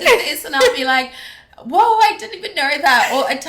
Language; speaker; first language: English; native; English